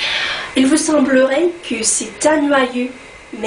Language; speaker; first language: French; non-native, learner; Russian